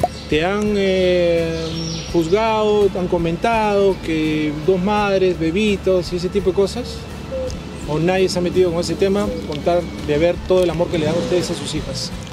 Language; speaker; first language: Spanish; native; Spanish